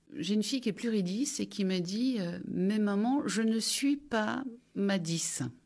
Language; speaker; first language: French; native; French